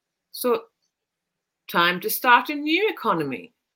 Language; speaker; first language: English; non-native, fluent; Swedish